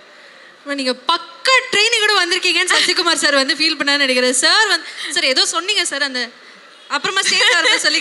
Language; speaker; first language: Tamil; native; Tamil